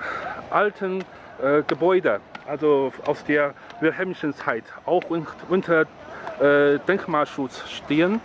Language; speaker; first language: German; non-native, fluent; Chinese